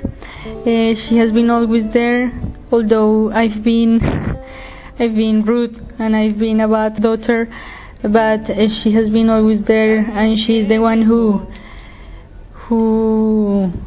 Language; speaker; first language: English; non-native, fluent; Spanish